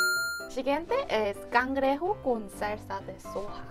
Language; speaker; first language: Spanish; non-native, learner; Korean